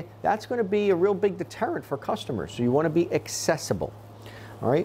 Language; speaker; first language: English; native; English